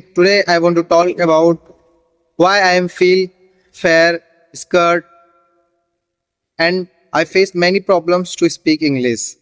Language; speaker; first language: English; non-native, learner; Hindi